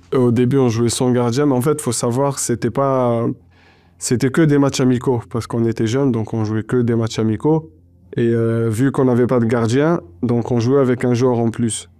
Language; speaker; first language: French; non-native, local second language; Arabic